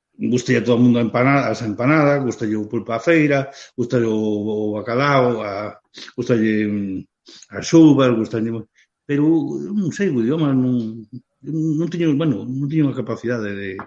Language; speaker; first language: Galician; native; Galician